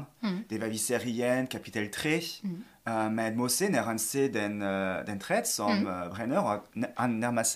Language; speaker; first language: Swedish; non-native, fluent; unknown